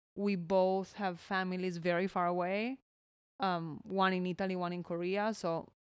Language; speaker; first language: English; non-native, fluent; Italian